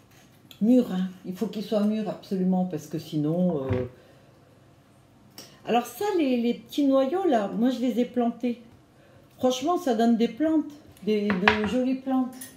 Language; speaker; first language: French; native; French